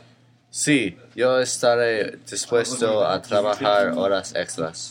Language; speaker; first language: Spanish; non-native, learner; English